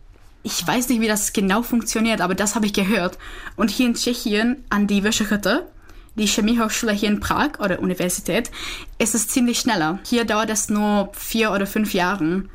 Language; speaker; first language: German; non-native, fluent; Czech